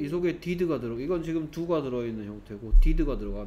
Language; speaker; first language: Korean; native; Korean